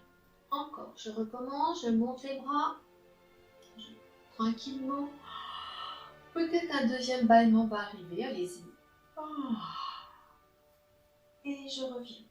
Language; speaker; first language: French; native; French